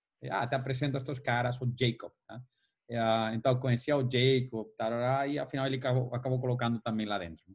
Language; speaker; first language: Portuguese; non-native, fluent; Spanish